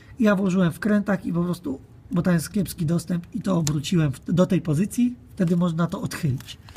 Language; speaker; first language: Polish; native; Polish